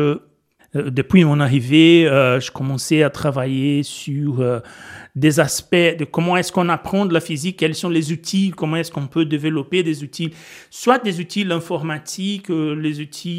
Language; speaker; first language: French; non-native, fluent; Portuguese